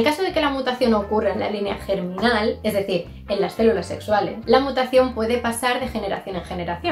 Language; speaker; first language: Spanish; native; Spanish